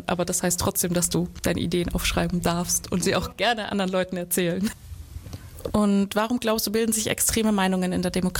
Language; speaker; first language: German; native; German